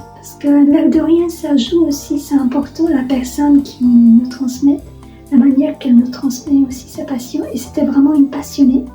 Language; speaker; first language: French; non-native, fluent; Polish